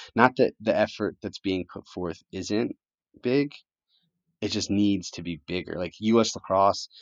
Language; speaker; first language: English; early bilingual, other home language; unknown